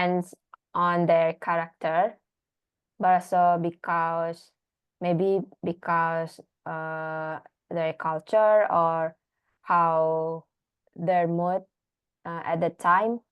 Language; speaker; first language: English; non-native, learner; Indonesian